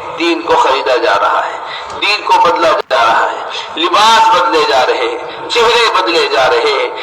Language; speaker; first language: Urdu; native; Urdu